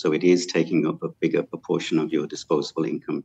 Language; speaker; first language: English; native; English